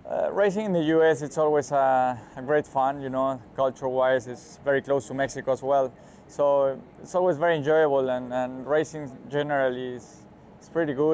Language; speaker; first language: English; non-native, fluent; Spanish